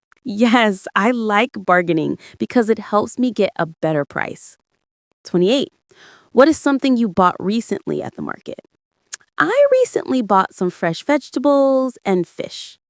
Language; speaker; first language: English; non-native, learner; Vietnamese